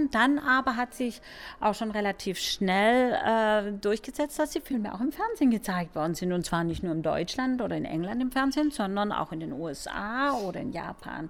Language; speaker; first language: German; native; German